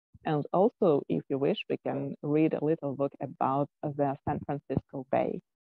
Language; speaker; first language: English; non-native, fluent; Ukrainian